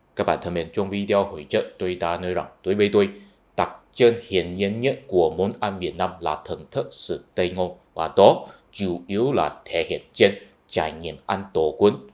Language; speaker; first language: Vietnamese; non-native, fluent; Chinese